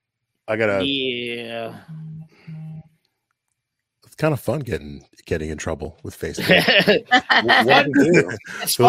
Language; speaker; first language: English; native; English